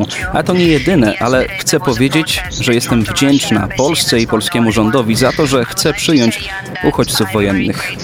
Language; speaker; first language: Polish; native; Polish